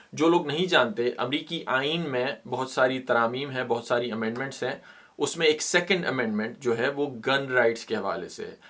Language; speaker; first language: Urdu; native; Urdu